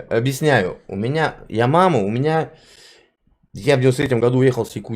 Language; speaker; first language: Russian; native; Russian